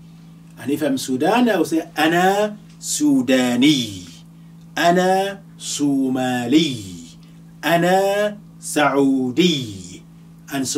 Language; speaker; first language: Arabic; non-native, fluent; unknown